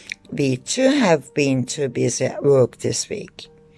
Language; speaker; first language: English; non-native, fluent; Turkish